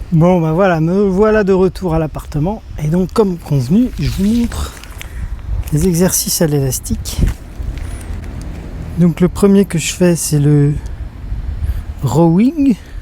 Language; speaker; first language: French; native; French